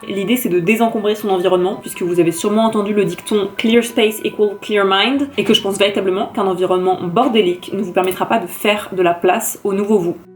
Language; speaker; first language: French; native; French